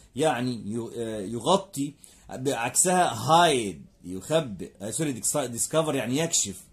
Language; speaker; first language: Arabic; native; Arabic